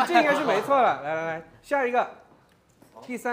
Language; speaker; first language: Chinese; native; Chinese